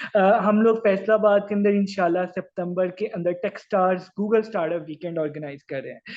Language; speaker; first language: Urdu; non-native, local second language; Punjabi